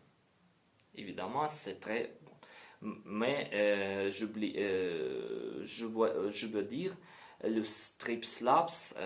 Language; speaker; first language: French; non-native, learner; Ukrainian